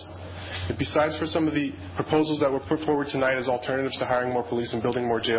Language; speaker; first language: English; native; English